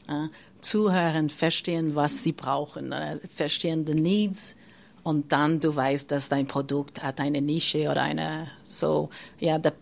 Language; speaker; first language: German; non-native, learner; French